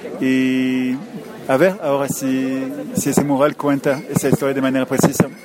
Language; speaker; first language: Spanish; non-native, fluent; French